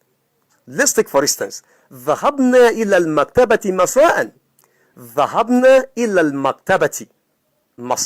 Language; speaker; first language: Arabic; non-native, fluent; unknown